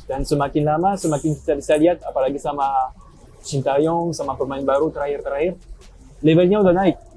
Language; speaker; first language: Indonesian; non-native, fluent; French